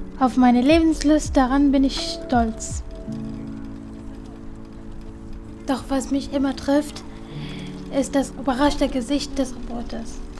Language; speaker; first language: German; non-native, fluent; Kurdish